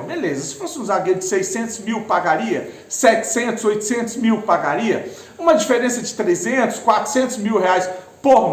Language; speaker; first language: Portuguese; native; Portuguese